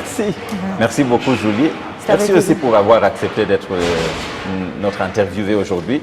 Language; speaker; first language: French; non-native, fluent; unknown